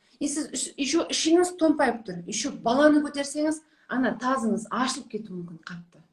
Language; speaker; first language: Kazakh; non-native, local second language; Russian